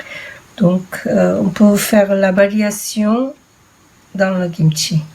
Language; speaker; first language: French; non-native, fluent; Korean